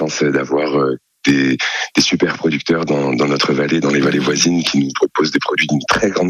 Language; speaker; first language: French; native; French